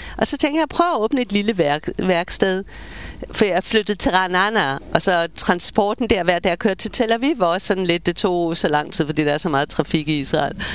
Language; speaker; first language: Danish; native; Danish